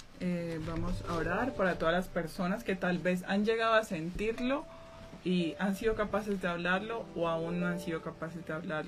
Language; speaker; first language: Spanish; native; Spanish